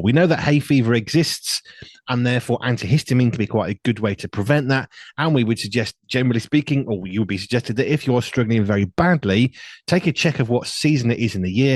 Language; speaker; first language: English; native; English